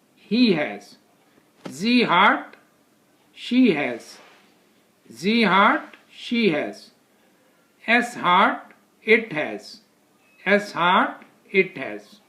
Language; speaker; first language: German; non-native, fluent; Hindi